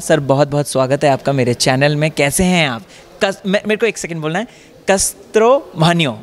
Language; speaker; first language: Hindi; native; Hindi